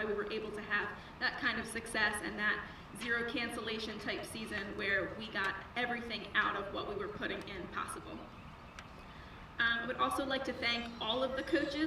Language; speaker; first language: English; native; English